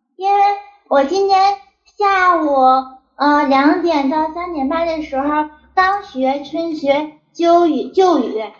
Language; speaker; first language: Chinese; native; Chinese